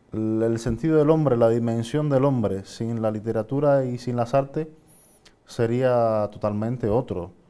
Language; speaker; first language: Spanish; native; Spanish